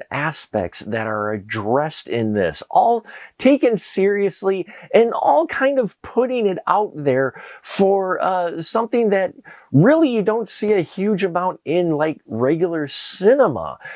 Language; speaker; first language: English; native; English